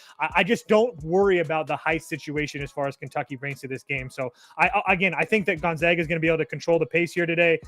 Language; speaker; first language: English; native; English